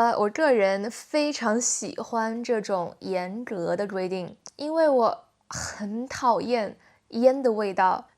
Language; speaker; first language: Chinese; native; Chinese